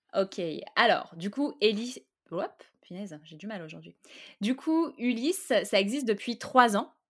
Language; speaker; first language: French; native; French